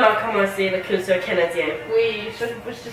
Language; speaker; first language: French; non-native, learner; English